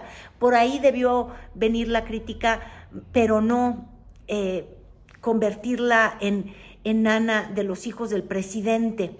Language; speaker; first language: Spanish; native; Spanish